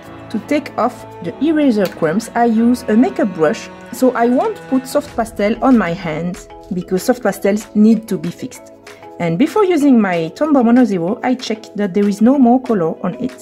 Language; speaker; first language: English; non-native, fluent; French